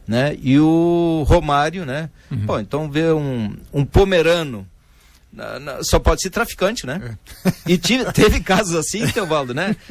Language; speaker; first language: Portuguese; native; Portuguese